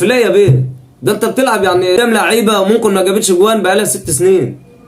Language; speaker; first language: Arabic; native; Arabic